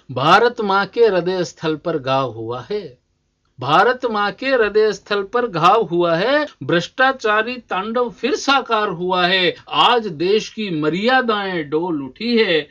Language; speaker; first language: Hindi; non-native, local second language; Rajasthani